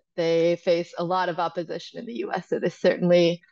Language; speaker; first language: English; native; English